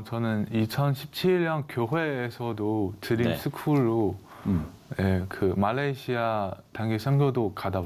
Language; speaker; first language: Korean; non-native, fluent; Chinese